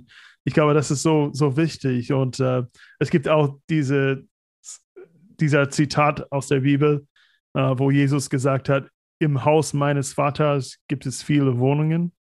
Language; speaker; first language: German; non-native, fluent; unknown